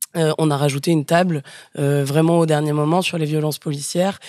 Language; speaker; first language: French; native; French